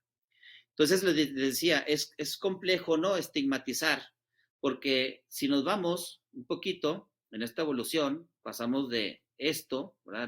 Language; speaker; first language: Spanish; native; Spanish